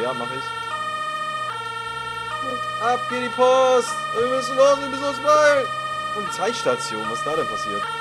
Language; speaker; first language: German; native; German